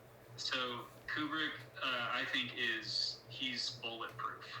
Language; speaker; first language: English; native; English